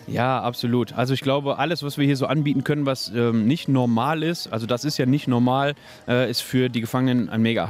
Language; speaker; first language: German; native; German